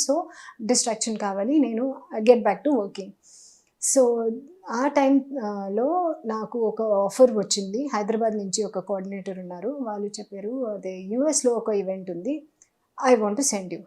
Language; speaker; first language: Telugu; non-native, learner; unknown